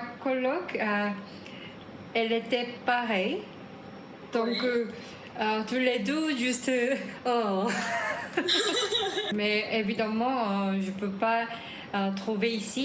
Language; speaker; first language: French; non-native, learner; Korean